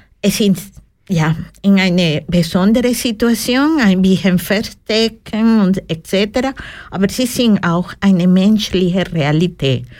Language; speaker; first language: German; non-native, learner; Spanish